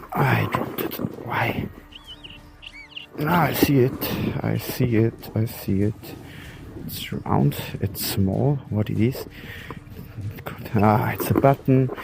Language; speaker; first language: English; non-native, learner; German